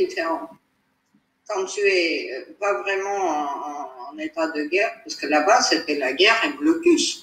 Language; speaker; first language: French; non-native, fluent; Armenian